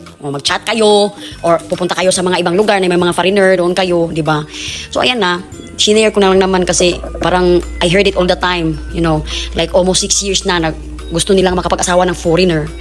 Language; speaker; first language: Filipino; non-native, local second language; Cebuano